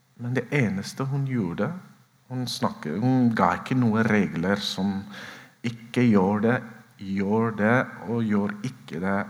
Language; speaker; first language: Norwegian; non-native, fluent; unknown